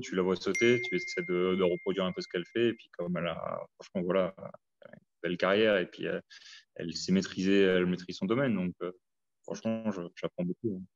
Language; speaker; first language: French; native; French